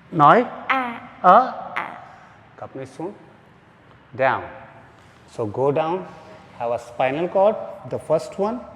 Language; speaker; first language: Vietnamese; non-native, learner; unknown